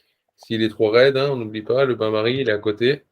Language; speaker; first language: French; native; French